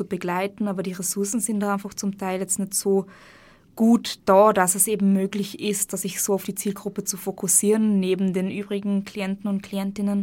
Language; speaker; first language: German; native; German